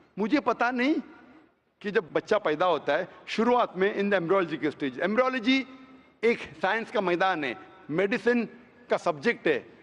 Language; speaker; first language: Hindi; non-native, local second language; Konkani